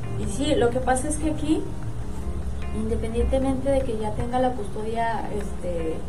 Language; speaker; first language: Spanish; native; Spanish